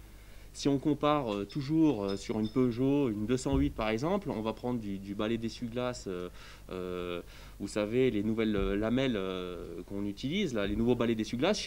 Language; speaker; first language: French; native; French